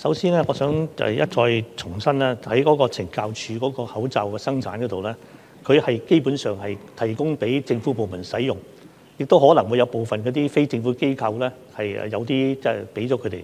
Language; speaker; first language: Chinese; non-native, local second language; Cantonese